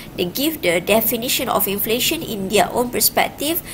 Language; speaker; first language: English; non-native, local second language; Malay